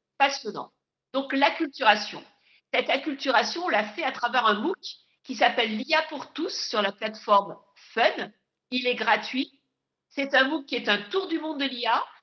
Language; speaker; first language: French; native; French